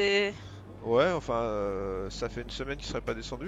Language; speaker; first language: French; native; French